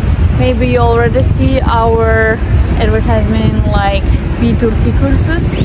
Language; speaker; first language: English; non-native, learner; Turkish